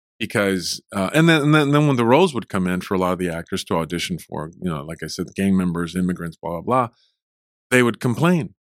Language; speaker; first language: English; early bilingual, other home language; Spanish